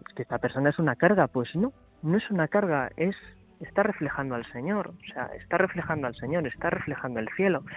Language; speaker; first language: Spanish; native; Spanish